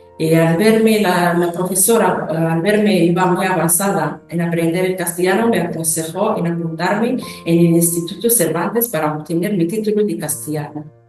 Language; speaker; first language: Spanish; non-native, fluent; Arabic